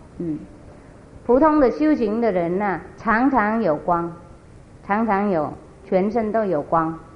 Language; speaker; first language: Chinese; non-native, fluent; Vietnamese